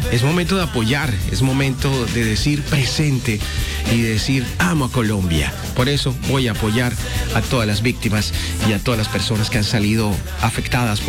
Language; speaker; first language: Spanish; native; Spanish